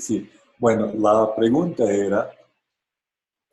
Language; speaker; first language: Spanish; non-native, fluent; English